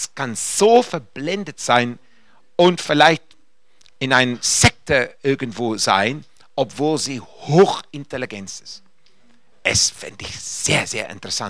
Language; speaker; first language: German; non-native, fluent; English